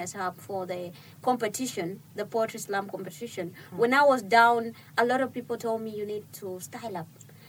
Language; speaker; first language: English; non-native, fluent; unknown